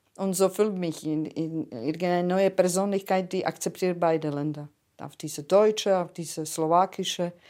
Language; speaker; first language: German; non-native, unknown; Slovak